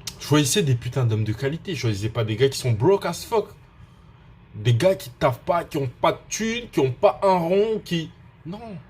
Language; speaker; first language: French; early bilingual, other home language; Russian